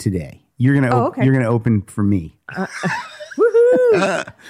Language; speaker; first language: English; native; English